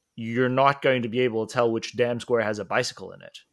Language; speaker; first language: English; non-native, local second language; Cantonese